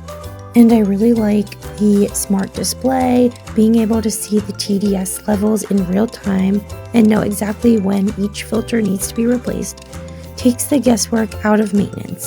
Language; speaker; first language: English; native; English